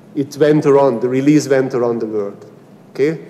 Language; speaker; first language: English; non-native, fluent; Hungarian